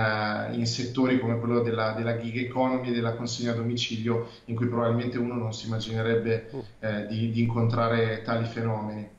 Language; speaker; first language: Italian; native; Italian